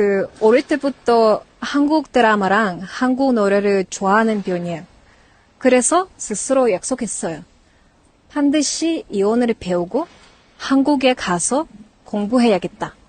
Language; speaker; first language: Korean; non-native, fluent; Yakut